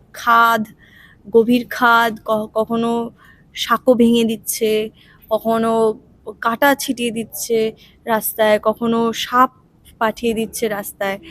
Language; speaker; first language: Bangla; non-native, learner; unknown